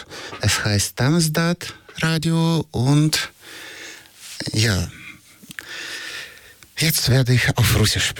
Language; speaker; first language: German; non-native, fluent; Russian